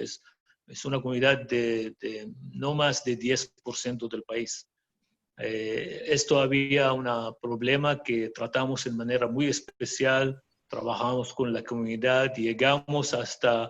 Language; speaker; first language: Spanish; non-native, fluent; Arabic